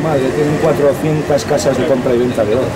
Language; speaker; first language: Spanish; native; Spanish